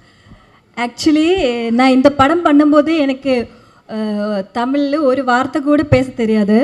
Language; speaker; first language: Tamil; non-native, learner; Malayalam